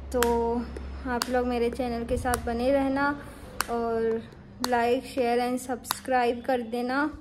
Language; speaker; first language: Hindi; native; Hindi